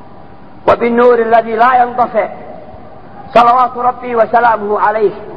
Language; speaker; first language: Arabic; native; Arabic